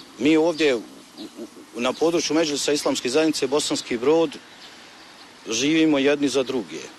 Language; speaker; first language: Bosnian; native; Bosnian